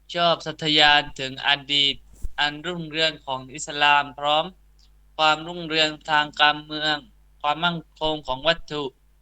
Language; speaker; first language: Thai; non-native, local second language; Pattani Malay